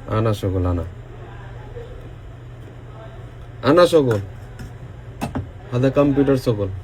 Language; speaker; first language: Arabic; non-native, learner; Bangla